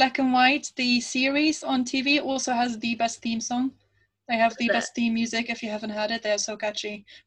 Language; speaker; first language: English; non-native, fluent; German